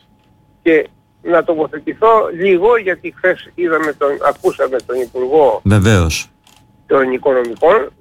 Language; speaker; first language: Greek; native; Greek